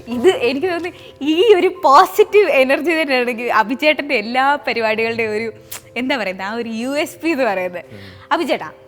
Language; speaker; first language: Malayalam; native; Malayalam